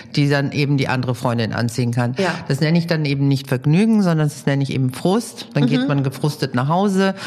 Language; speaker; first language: German; early bilingual, other home language; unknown